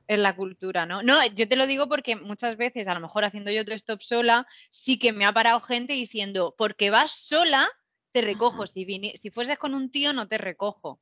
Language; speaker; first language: Spanish; native; Spanish